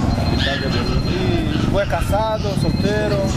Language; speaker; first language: Spanish; non-native, learner; Portuguese